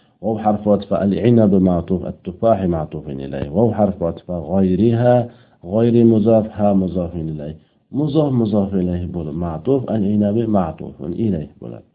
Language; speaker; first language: Arabic; non-native, fluent; Uzbek